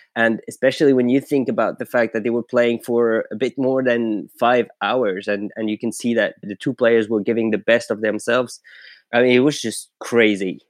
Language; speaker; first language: English; non-native, fluent; French